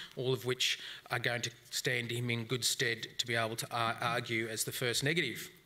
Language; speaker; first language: English; native; English